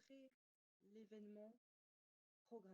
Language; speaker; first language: French; native; French